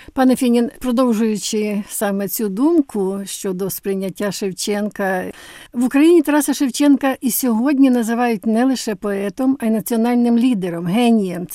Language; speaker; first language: Ukrainian; native; Ukrainian